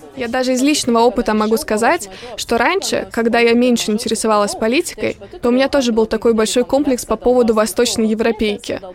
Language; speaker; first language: Russian; non-native, local second language; Lithuanian